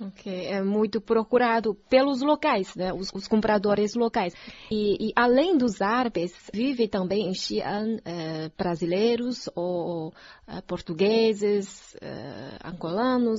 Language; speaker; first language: Portuguese; non-native, fluent; Chinese